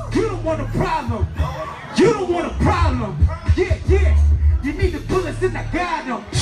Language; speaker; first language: English; native; English